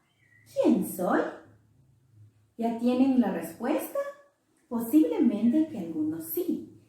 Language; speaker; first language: Spanish; non-native, local second language; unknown